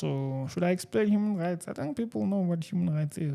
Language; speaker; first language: English; non-native, local second language; Zulu